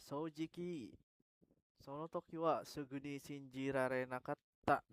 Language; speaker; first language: Japanese; non-native, learner; Indonesian